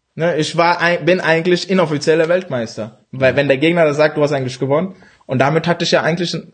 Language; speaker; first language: German; early bilingual, other home language; Urdu